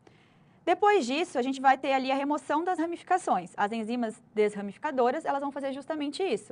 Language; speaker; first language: Portuguese; native; Portuguese